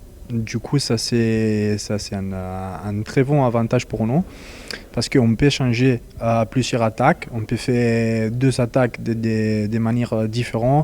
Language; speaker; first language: French; non-native, fluent; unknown